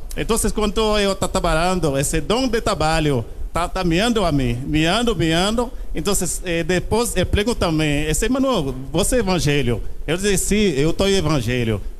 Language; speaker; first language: Portuguese; non-native, learner; Haitian Creole